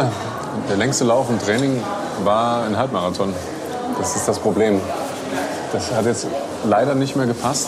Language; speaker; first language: German; native; German